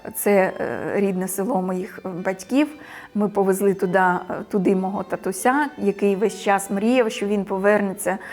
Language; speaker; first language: Ukrainian; native; Ukrainian